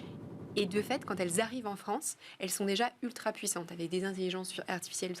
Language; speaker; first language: French; native; French